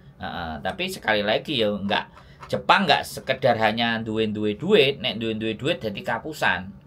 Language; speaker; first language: Indonesian; native; Indonesian